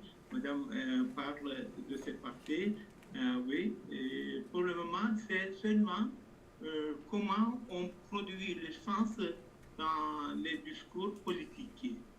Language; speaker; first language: French; non-native, fluent; Turkish